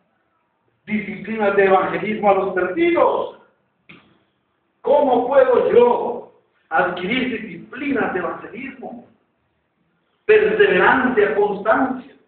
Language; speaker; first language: Spanish; native; Spanish